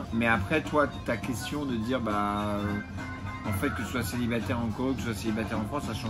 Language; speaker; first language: French; native; French